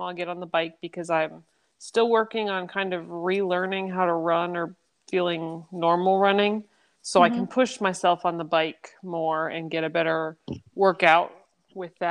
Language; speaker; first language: English; native; English